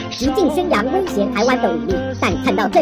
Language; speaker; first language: Chinese; native; Chinese